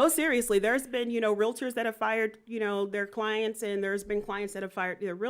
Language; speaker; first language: English; native; English